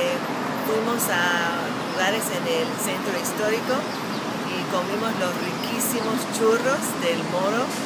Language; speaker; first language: Spanish; non-native, fluent; English